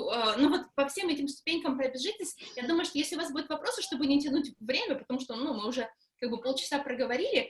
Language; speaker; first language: Russian; native; Russian